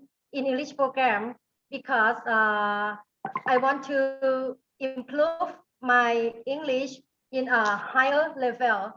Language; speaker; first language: English; non-native, learner; Thai